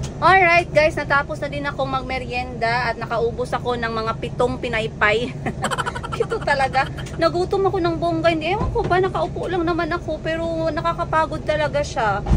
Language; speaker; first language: Filipino; non-native, local second language; Cebuano